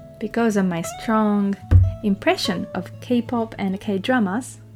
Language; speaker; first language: English; non-native, fluent; Japanese